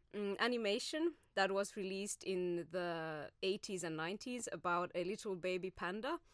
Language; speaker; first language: English; non-native, fluent; Finnish